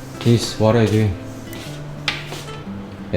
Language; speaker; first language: English; non-native, learner; Korean